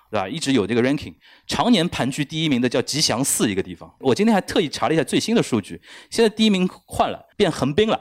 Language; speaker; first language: Chinese; native; Chinese